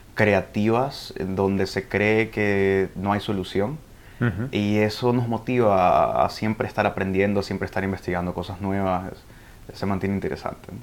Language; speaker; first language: Spanish; early bilingual, heritage; Spanish